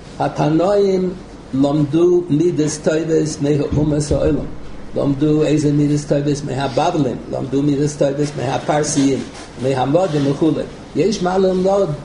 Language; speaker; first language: Hebrew; non-native, fluent; English